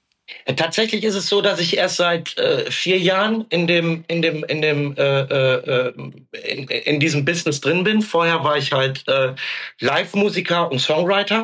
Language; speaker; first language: German; native; German